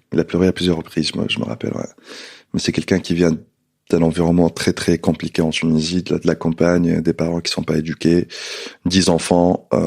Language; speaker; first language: French; non-native, local second language; Arabic